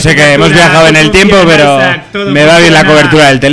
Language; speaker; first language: Spanish; native; Spanish